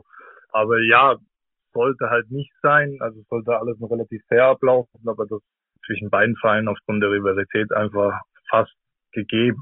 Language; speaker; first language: German; native; German